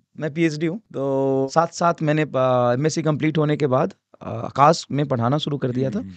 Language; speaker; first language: Hindi; native; Hindi